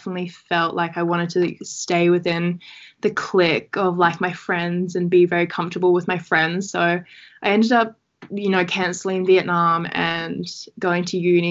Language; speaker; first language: English; native; English